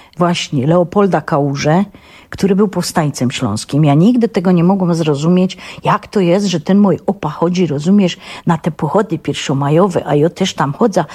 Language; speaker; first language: Polish; native; Polish